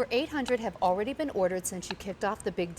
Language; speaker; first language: English; native; English